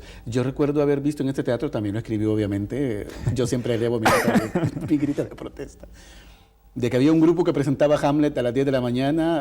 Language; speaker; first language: Spanish; native; Spanish